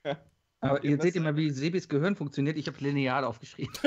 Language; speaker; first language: German; native; German